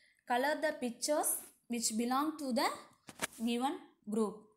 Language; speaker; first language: English; non-native, local second language; Tamil